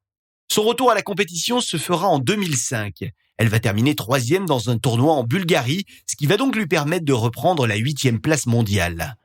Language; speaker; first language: French; native; French